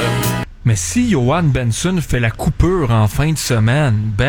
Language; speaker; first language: French; native; French